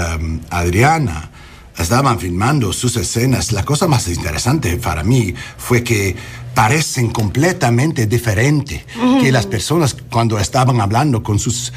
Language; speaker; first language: Spanish; non-native, learner; English